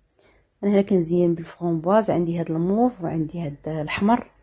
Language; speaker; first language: Arabic; native; Arabic